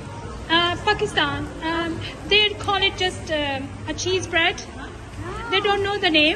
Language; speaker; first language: English; non-native, learner; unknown